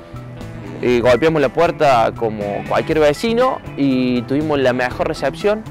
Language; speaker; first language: Spanish; native; Spanish